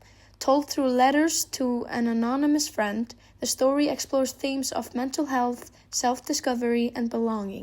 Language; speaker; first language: English; non-native, learner; Icelandic